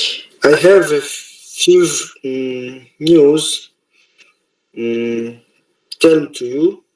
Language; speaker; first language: English; non-native, learner; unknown